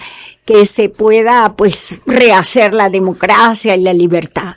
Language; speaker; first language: Spanish; native; Spanish